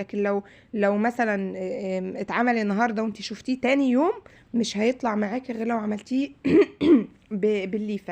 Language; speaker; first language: Arabic; native; Arabic